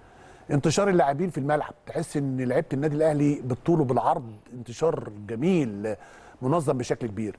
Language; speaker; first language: Arabic; native; Arabic